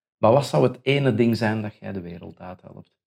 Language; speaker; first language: Dutch; native; Dutch